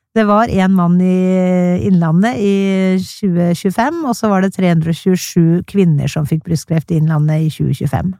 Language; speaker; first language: Norwegian; native; Norwegian